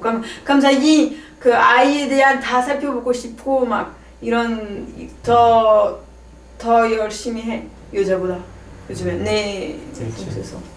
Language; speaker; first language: Korean; non-native, learner; French